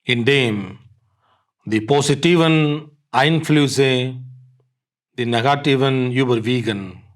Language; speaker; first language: German; non-native, fluent; Tamil